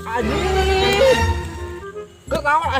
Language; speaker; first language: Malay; non-native, local second language; Sundanese